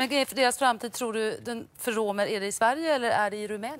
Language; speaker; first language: Swedish; native; Swedish